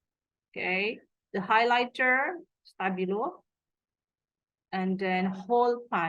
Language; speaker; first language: English; non-native, fluent; Indonesian